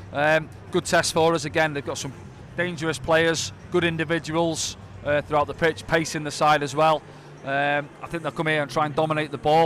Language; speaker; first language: English; native; English